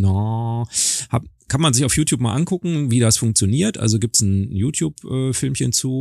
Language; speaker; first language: German; native; German